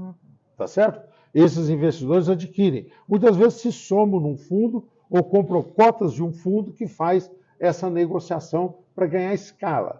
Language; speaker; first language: Portuguese; native; Portuguese